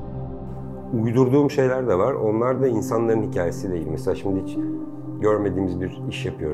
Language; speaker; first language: Turkish; native; Turkish